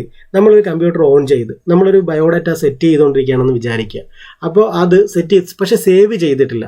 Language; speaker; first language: Malayalam; native; Malayalam